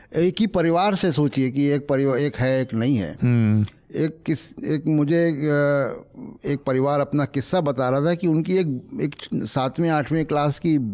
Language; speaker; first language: Hindi; native; Hindi